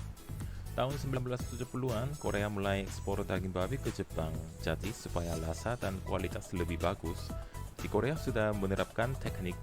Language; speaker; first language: Indonesian; non-native, fluent; Korean